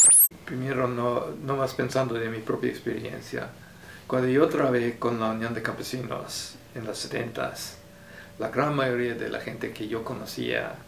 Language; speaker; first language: Spanish; non-native, fluent; English